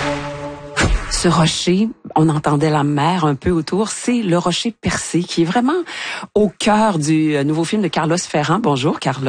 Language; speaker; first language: French; native; French